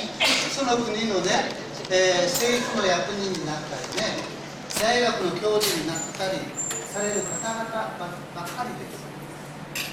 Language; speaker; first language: Japanese; native; Japanese